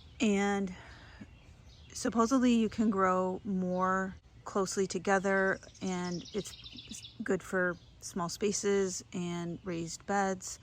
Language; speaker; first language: English; native; English